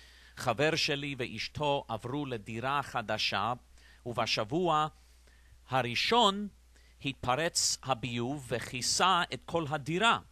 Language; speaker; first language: Hebrew; non-native, fluent; English